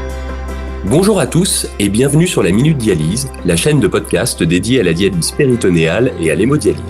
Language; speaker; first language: French; native; French